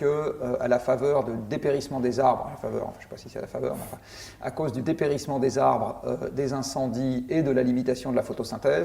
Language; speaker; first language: French; native; French